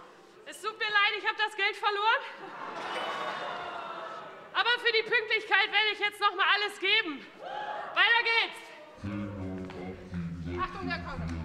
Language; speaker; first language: German; native; German